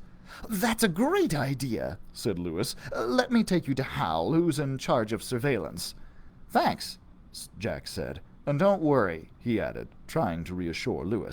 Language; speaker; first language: English; native; English